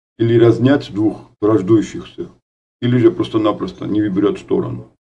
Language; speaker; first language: Russian; non-native, fluent; Georgian